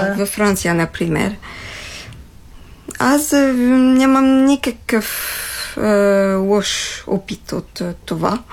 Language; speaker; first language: Bulgarian; non-native, fluent; French